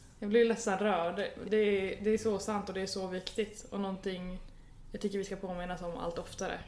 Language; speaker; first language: Swedish; native; Swedish